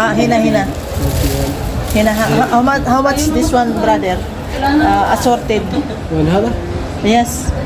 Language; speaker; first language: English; non-native, learner; Filipino